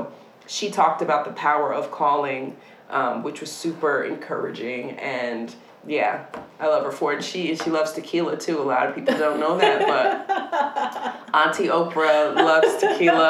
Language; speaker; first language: English; native; English